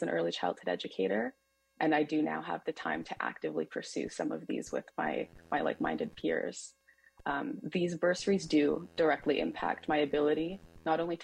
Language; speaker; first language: English; native; English